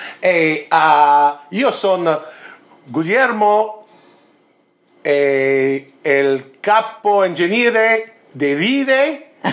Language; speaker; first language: Italian; non-native, learner; English